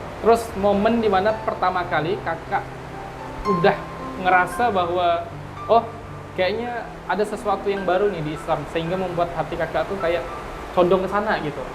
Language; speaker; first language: Indonesian; native; Indonesian